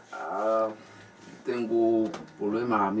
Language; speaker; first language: Spanish; non-native, learner; Haitian Creole